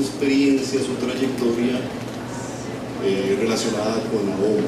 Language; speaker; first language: Spanish; native; Spanish